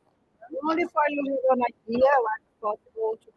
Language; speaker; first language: English; non-native, learner; Portuguese